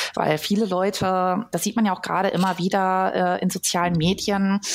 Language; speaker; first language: German; native; German